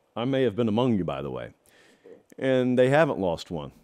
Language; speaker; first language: English; native; English